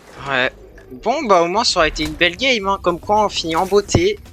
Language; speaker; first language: French; native; French